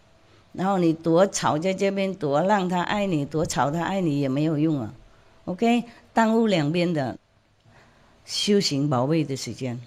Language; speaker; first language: Chinese; non-native, fluent; Vietnamese